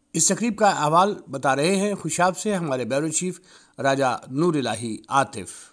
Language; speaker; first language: Urdu; non-native, local second language; Punjabi